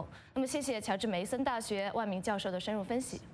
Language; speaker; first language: Chinese; native; Chinese